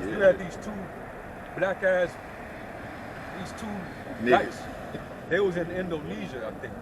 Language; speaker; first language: English; native; English